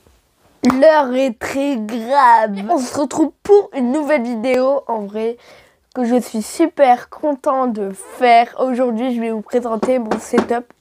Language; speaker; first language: French; native; French